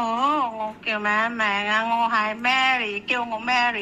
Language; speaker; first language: Cantonese; non-native, learner; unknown